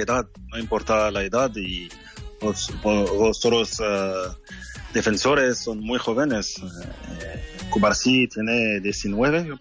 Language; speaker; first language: Spanish; non-native, fluent; French